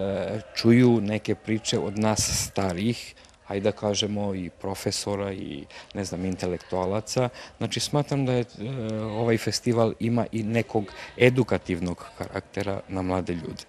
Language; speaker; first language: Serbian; non-native, local second language; Romanian